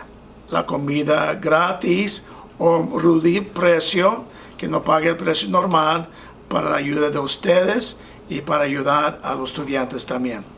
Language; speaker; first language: Spanish; non-native, fluent; English